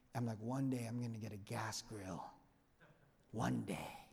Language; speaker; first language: English; non-native, fluent; Vietnamese